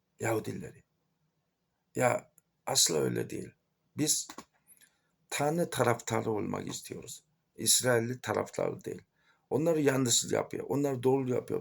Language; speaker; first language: Turkish; non-native, fluent; Korean